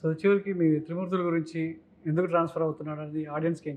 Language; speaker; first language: Telugu; native; Telugu